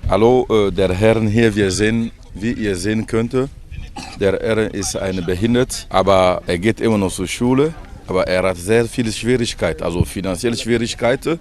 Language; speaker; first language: German; non-native, learner; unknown